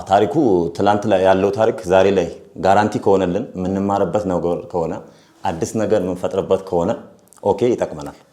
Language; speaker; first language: Amharic; non-native, local second language; Oromo